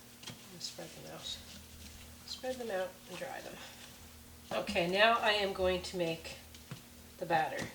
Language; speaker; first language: English; native; English